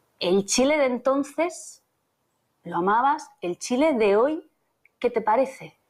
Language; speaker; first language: Spanish; native; Spanish